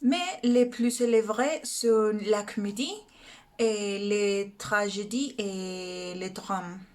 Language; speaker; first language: French; non-native, learner; Spanish